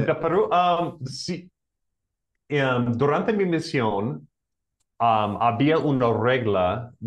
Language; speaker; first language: Spanish; non-native, learner; English